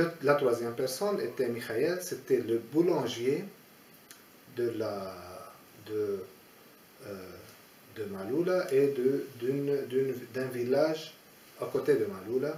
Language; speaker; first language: French; non-native, fluent; Aramaic